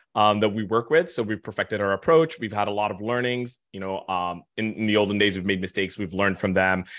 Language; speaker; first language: English; non-native, fluent; Arabic